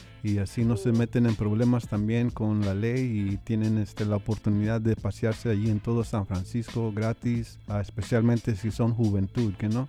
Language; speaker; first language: Spanish; early bilingual, heritage; Spanish